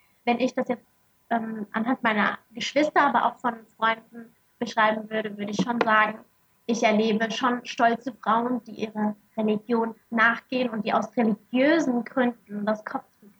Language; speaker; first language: German; early bilingual, other home language; Arabic